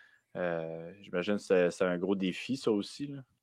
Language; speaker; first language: French; native; French